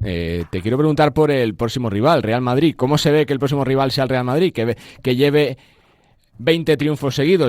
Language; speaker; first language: Spanish; native; Spanish